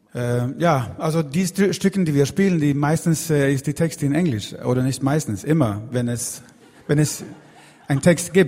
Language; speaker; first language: German; non-native, learner; Swedish